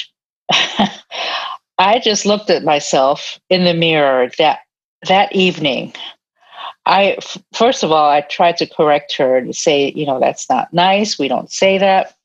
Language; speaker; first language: English; native; English